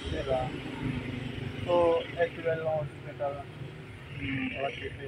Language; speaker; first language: Filipino; non-native, learner; Punjabi